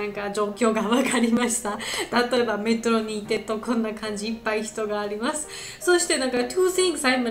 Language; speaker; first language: Japanese; non-native, learner; Georgian